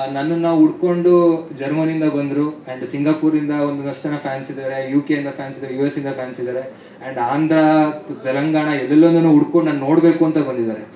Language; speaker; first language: Kannada; native; Kannada